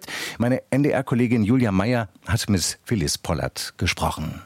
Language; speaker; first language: German; native; German